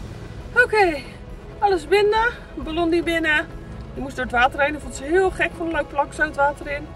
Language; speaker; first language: Dutch; native; Dutch